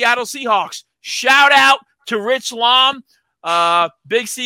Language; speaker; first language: English; native; English